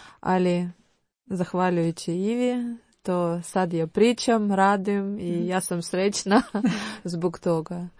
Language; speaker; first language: Croatian; non-native, learner; Ukrainian